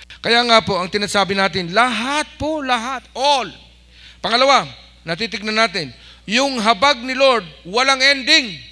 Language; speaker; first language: Filipino; non-native, local second language; Iloko